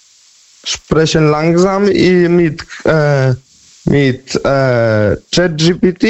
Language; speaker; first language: German; non-native, learner; Polish